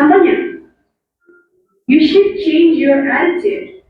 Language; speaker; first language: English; non-native, fluent; Indonesian